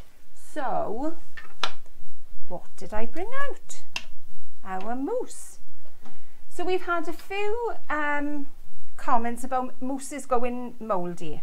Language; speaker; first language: English; native; English